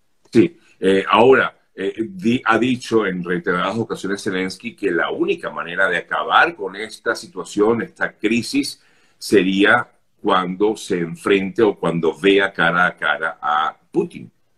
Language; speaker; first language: Spanish; native; Spanish